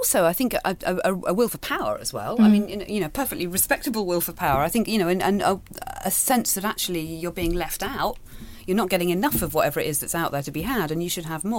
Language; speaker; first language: English; native; English